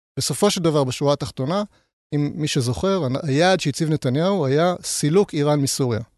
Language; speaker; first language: Hebrew; native; Hebrew